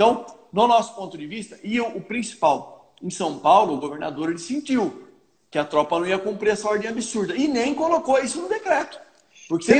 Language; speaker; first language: Portuguese; native; Portuguese